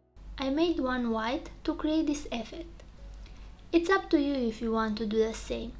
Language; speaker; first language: English; non-native, fluent; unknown